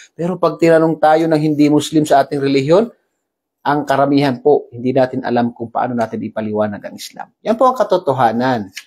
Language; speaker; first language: Filipino; non-native, local second language; Maranao